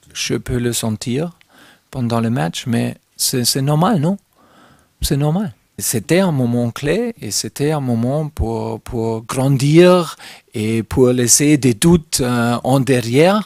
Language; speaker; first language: French; non-native, fluent; German